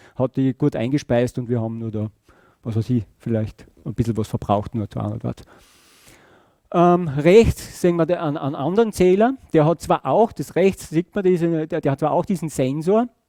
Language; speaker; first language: German; native; German